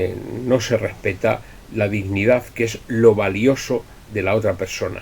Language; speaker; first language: Spanish; native; Spanish